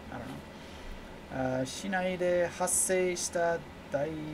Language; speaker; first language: English; native; English